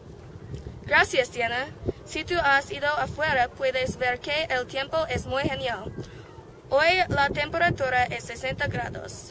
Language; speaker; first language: Spanish; non-native, learner; English